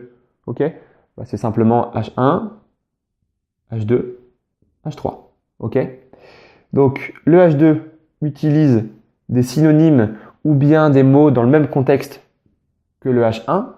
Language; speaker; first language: French; native; French